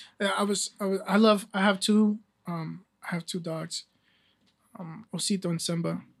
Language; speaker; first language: English; early bilingual, other home language; Spanish